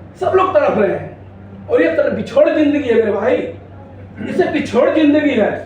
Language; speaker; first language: Hindi; native; Hindi